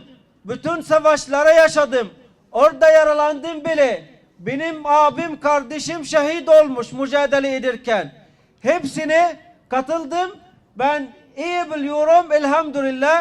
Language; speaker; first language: Turkish; non-native, fluent; Arabic